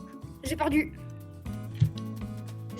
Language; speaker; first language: French; native; French